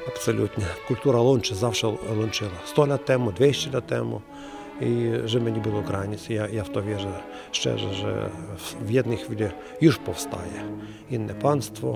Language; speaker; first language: Polish; non-native, learner; Ukrainian